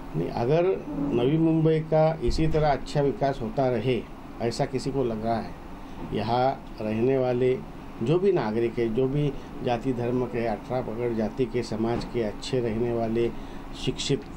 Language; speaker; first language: Hindi; non-native, local second language; Marathi